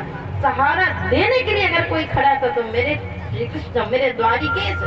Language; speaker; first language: Hindi; native; Hindi